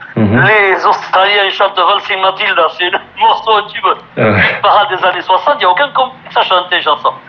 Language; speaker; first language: French; native; French